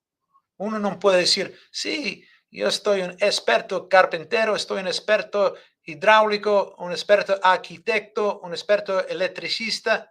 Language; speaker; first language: Spanish; non-native, fluent; English